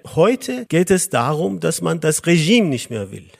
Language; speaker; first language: German; non-native, fluent; Persian